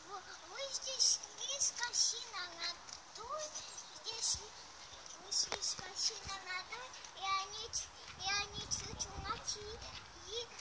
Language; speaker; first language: Russian; early bilingual, heritage; Russian